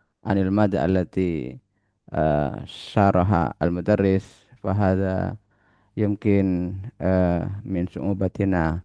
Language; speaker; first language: Arabic; non-native, learner; Indonesian